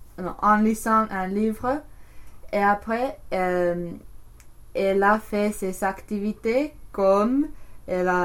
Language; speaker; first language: French; non-native, learner; English